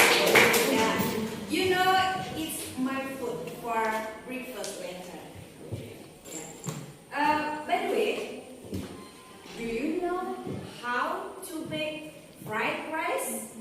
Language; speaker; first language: English; non-native, learner; Indonesian